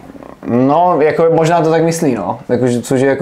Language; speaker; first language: Czech; native; Czech